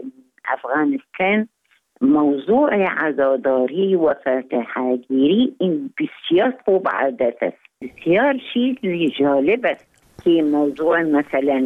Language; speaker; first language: Persian; non-native, fluent; Arabic